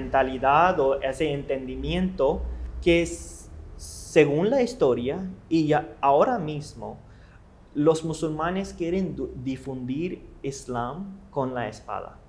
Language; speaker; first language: Spanish; non-native, learner; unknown